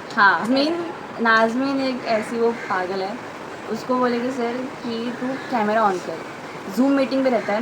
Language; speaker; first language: Hindi; non-native, local second language; Marathi